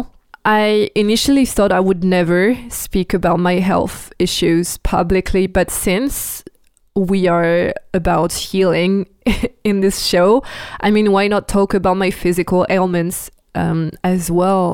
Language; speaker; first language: English; non-native, fluent; French